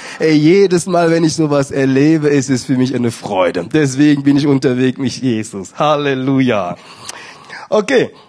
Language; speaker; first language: German; non-native, fluent; French